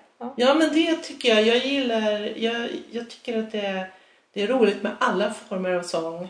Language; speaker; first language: Swedish; native; Swedish